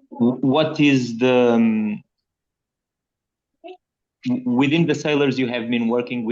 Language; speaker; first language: English; non-native, fluent; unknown